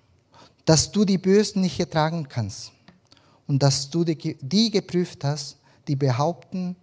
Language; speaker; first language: German; early bilingual, other home language; Spanish